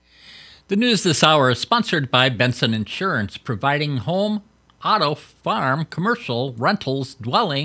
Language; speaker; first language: English; native; English